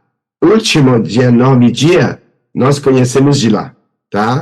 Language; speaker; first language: Portuguese; non-native, learner; Persian